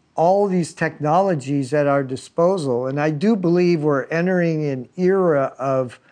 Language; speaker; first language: English; native; English